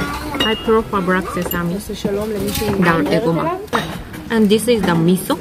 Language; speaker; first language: English; non-native, learner; Japanese